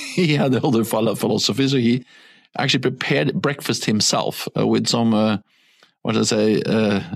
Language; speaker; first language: English; non-native, fluent; Norwegian